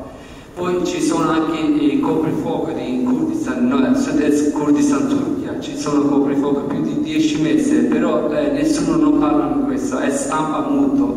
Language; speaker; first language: Italian; non-native, learner; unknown